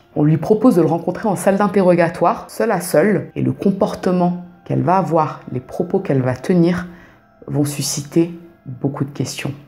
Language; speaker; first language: French; native; French